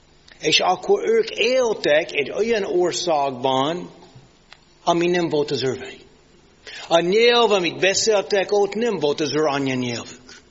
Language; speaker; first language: Hungarian; non-native, fluent; English